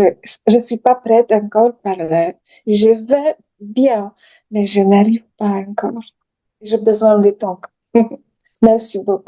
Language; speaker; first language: French; non-native, learner; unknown